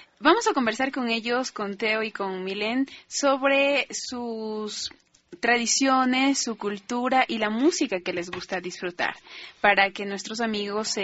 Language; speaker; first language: Spanish; native; Spanish